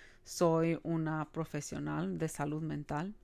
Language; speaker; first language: Spanish; early bilingual, other home language; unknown